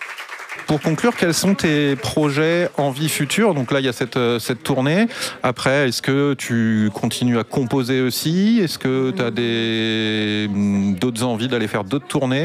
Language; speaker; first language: French; native; French